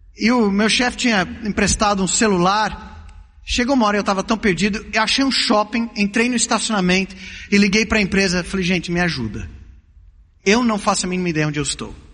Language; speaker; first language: Portuguese; early bilingual, other home language; English